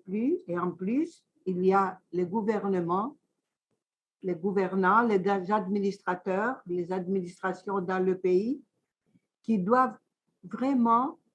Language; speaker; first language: French; non-native, fluent; Greek